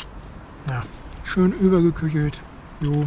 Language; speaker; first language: German; native; German